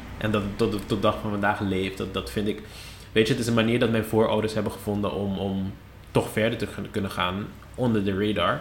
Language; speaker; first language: Dutch; non-native, local second language; Papiamento